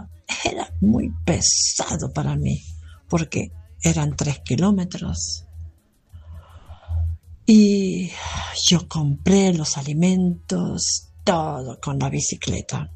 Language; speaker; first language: Spanish; non-native, fluent; German